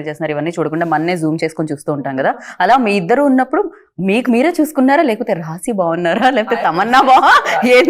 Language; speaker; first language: Telugu; native; Telugu